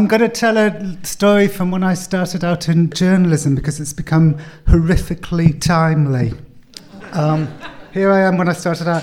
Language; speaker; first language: English; native; English